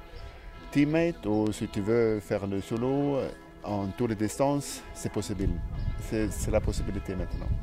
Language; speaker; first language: French; non-native, learner; Swedish